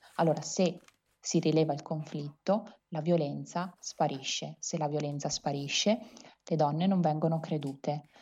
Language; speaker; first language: Italian; native; Italian